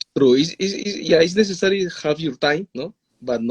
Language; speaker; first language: English; non-native, learner; Spanish